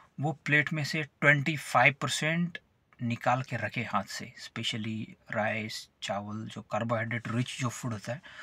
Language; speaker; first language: Hindi; non-native, local second language; Marathi